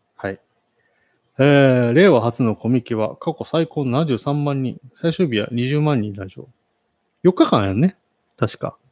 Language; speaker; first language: Japanese; native; Japanese